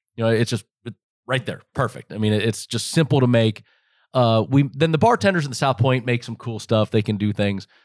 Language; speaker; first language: English; native; English